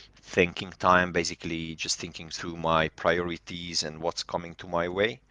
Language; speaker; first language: English; non-native, fluent; Hungarian